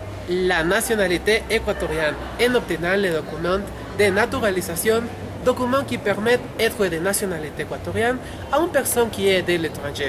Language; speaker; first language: French; non-native, learner; Spanish